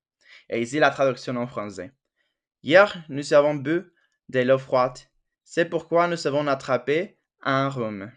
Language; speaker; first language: French; non-native, fluent; Spanish